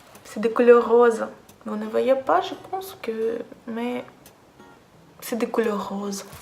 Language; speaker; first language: French; non-native, fluent; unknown